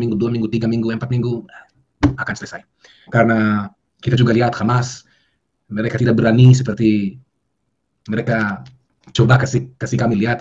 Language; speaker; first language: Indonesian; non-native, fluent; Hebrew